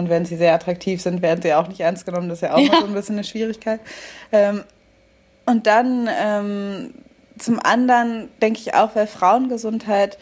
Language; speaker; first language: German; native; German